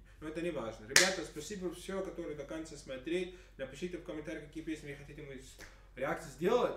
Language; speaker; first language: Russian; non-native, learner; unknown